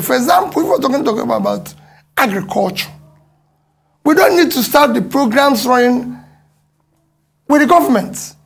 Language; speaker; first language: English; non-native, local second language; Igbo